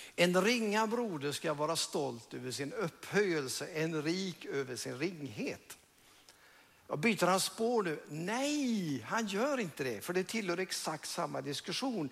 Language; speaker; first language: Swedish; non-native, fluent; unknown